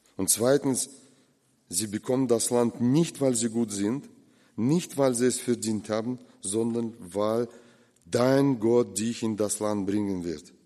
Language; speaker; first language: German; non-native, fluent; Russian